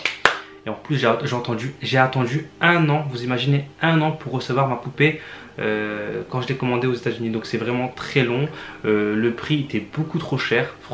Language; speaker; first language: French; native; French